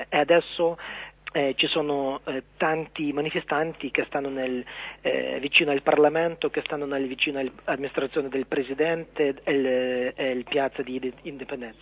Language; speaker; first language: Italian; non-native, learner; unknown